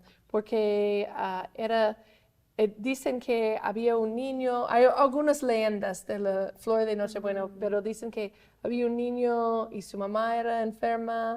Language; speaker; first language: Spanish; non-native, fluent; English